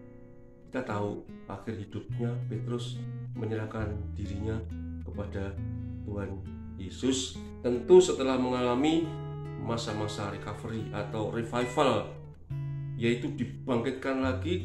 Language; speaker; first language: Indonesian; native; Indonesian